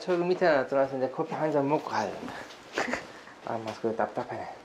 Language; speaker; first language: Korean; non-native, learner; Turkish